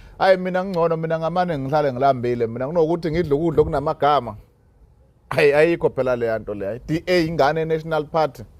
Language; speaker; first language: Zulu; native; Zulu